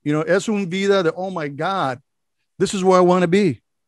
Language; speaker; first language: English; native; English